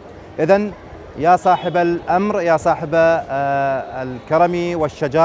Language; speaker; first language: Arabic; native; Arabic